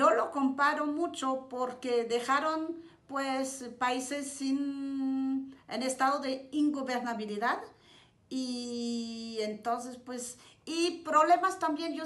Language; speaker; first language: Spanish; non-native, fluent; French